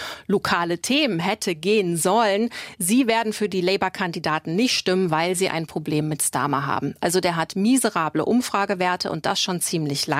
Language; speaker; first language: German; native; German